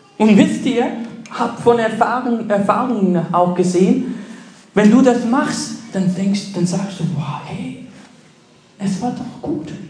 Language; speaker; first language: German; non-native, fluent; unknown